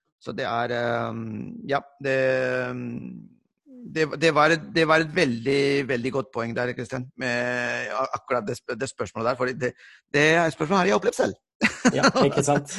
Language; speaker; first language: Norwegian; non-native, fluent; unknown